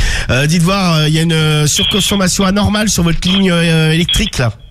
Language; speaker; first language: French; native; French